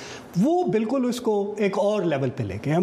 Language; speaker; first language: Urdu; native; Urdu